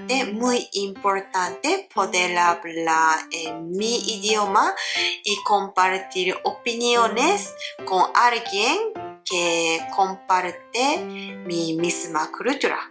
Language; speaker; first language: Spanish; non-native, learner; Japanese